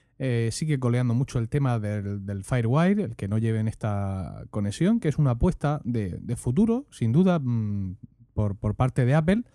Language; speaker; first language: Spanish; native; Spanish